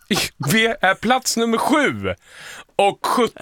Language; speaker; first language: Swedish; native; Swedish